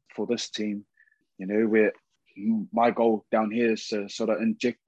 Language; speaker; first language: English; native; English